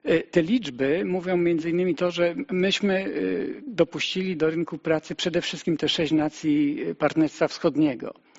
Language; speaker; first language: Polish; native; Polish